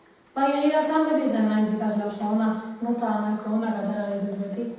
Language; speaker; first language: Basque; non-native, local second language; Spanish